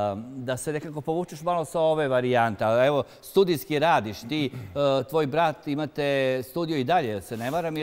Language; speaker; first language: Serbian; native; Serbian